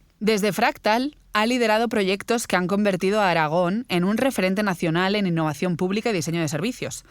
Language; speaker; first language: Spanish; native; Spanish